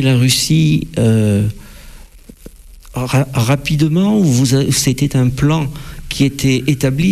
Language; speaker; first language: French; native; French